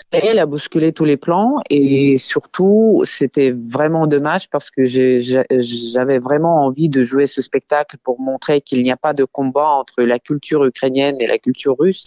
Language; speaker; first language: French; non-native, fluent; Ukrainian